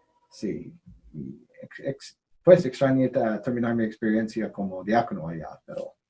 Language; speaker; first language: Spanish; non-native, learner; English